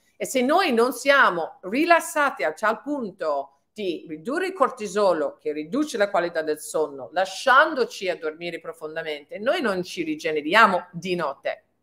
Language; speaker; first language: Italian; non-native, fluent; English